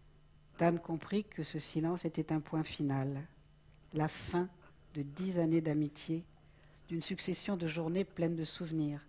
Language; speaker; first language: French; native; French